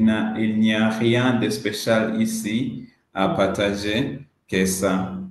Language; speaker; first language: French; non-native, learner; Swahili